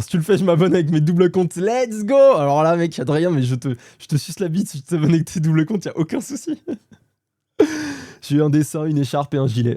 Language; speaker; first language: French; native; French